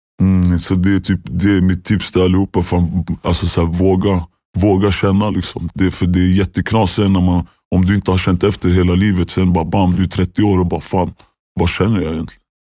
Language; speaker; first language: Swedish; native; Swedish